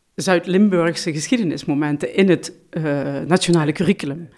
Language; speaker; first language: Dutch; non-native, local second language; Limburgish